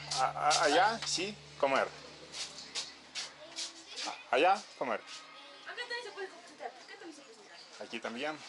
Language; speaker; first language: Spanish; non-native, learner; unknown